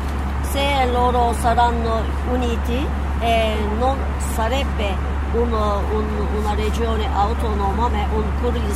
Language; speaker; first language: Italian; non-native, fluent; Turkish